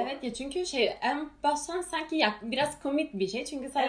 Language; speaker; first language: Turkish; non-native, fluent; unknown